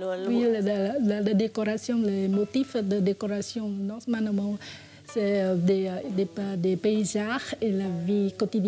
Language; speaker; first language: French; non-native, fluent; Vietnamese